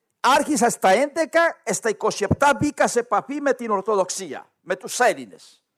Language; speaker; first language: Greek; non-native, learner; Spanish